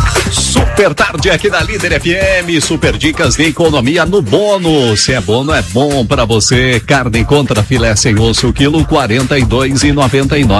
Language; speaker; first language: Portuguese; native; Portuguese